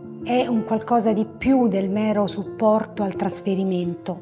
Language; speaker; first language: Italian; native; Italian